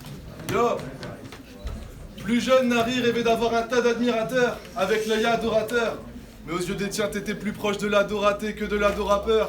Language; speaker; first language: French; native; French